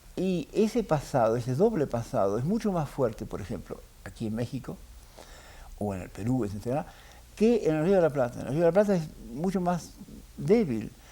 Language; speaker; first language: Spanish; early bilingual, heritage; French